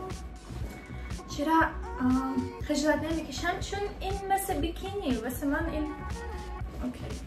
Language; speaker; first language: Persian; non-native, learner; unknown